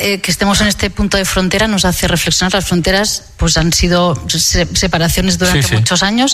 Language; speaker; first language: Spanish; non-native, local second language; Catalan